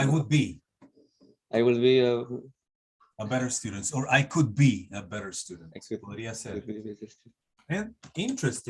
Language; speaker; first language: English; non-native, fluent; Spanish